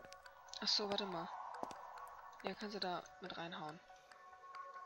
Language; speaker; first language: German; native; German